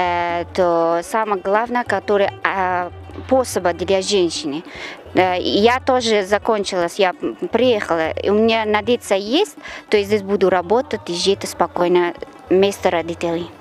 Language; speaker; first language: Russian; non-native, learner; Persian